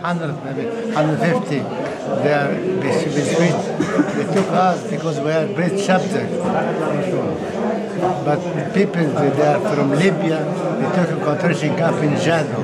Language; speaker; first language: English; non-native, learner; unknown